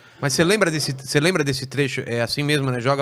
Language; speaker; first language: Portuguese; native; Portuguese